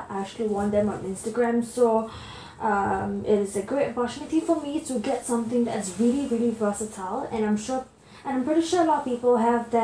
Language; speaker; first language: English; native; English